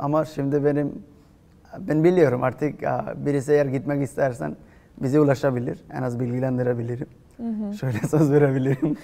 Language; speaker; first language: Turkish; non-native, fluent; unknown